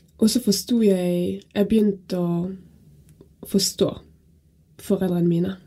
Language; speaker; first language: Norwegian; non-native, fluent; French